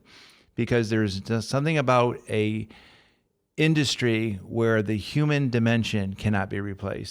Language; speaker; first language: English; native; English